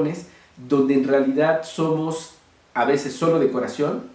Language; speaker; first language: Spanish; native; Spanish